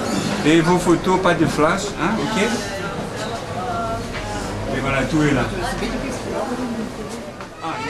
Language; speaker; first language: French; native; French